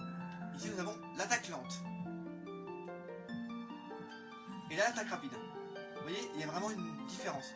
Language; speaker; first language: French; native; French